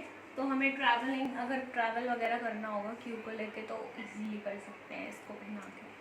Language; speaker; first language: Hindi; native; Hindi